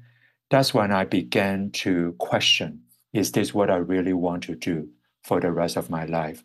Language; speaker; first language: English; non-native, local second language; Cantonese